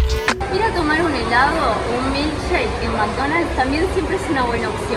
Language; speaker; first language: Spanish; native; Spanish